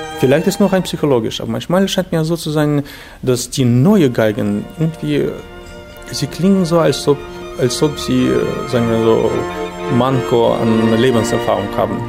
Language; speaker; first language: German; non-native, fluent; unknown